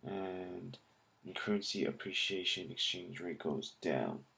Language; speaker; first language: English; native; English